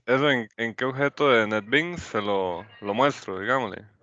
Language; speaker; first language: Spanish; native; Spanish